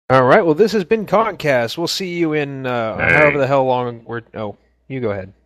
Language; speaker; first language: English; native; English